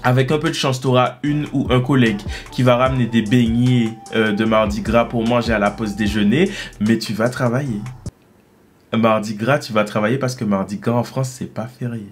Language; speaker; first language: French; native; French